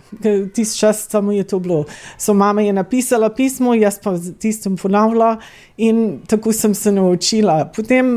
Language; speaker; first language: Slovenian; early bilingual, heritage; Slovenian